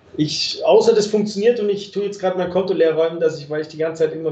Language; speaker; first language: German; native; German